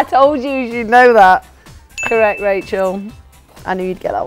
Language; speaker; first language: English; native; English